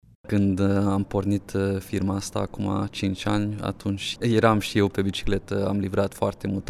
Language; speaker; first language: Romanian; non-native, local second language; Hungarian